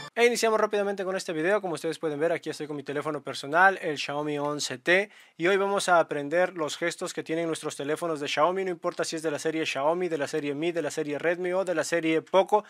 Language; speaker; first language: Spanish; native; Spanish